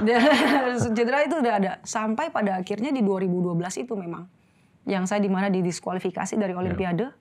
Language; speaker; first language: Indonesian; native; Indonesian